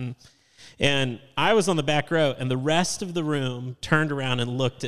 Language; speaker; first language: English; native; English